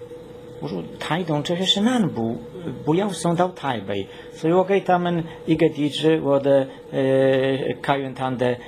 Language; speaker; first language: Chinese; non-native, learner; Polish